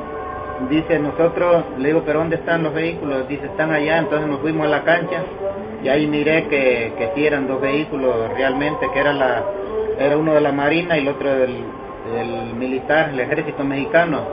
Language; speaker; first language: Spanish; native; Spanish